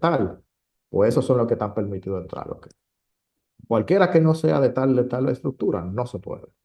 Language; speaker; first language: Spanish; native; Spanish